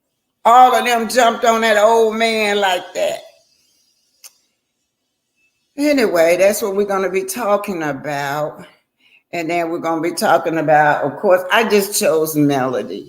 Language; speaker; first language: English; native; English